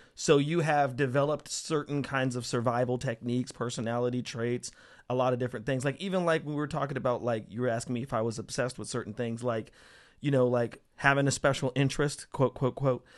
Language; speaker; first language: English; native; English